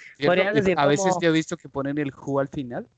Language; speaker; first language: Spanish; native; Spanish